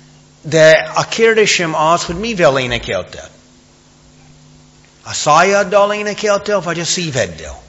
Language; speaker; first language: Hungarian; non-native, fluent; English